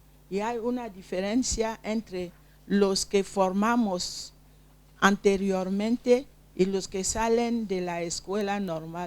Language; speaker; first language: Spanish; non-native, fluent; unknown